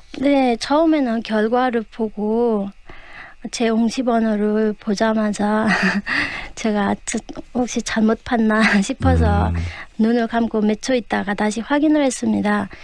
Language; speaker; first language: Korean; non-native, fluent; Nepali